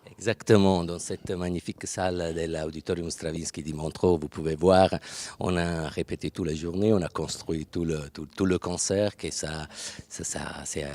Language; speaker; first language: French; non-native, local second language; Italian